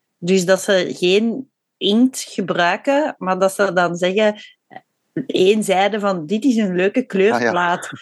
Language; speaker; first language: Dutch; native; Dutch